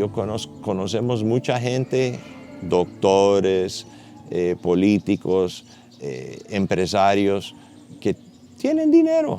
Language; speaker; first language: Spanish; non-native, fluent; Portuguese